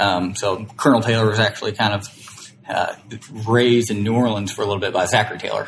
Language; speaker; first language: English; native; English